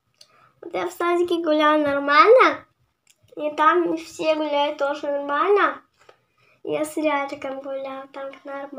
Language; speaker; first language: Russian; native; Russian